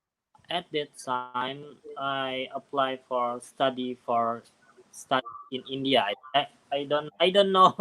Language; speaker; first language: English; non-native, learner; Indonesian